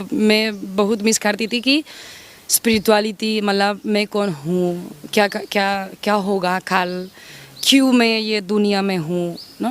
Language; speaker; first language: Hindi; non-native, learner; Spanish